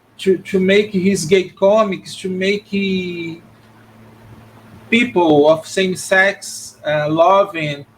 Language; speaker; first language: English; non-native, learner; Portuguese